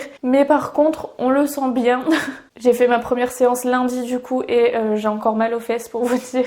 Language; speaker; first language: French; native; French